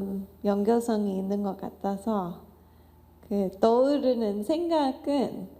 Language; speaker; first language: Korean; non-native, fluent; English